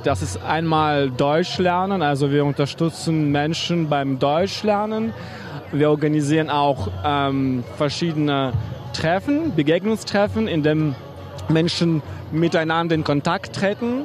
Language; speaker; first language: German; non-native, fluent; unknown